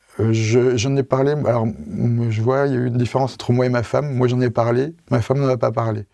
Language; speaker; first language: French; native; French